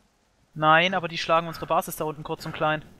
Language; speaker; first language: German; native; German